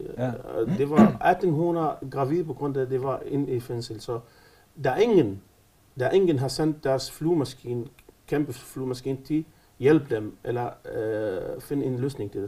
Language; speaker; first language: Danish; non-native, fluent; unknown